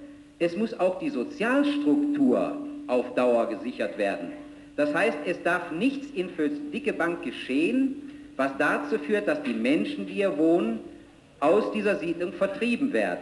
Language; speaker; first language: German; native; German